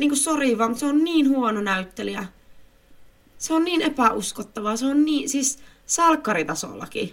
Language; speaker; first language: Finnish; native; Finnish